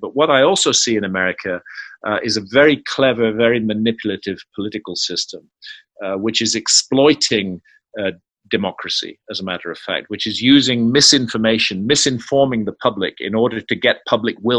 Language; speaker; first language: English; native; English